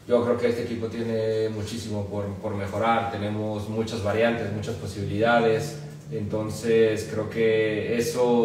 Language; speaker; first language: Spanish; native; Spanish